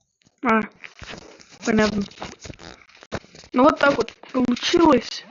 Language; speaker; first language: Russian; native; Russian